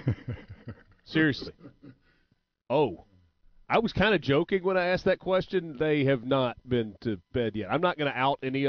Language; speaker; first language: English; native; English